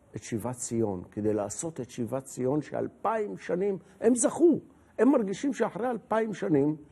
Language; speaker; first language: Hebrew; native; Hebrew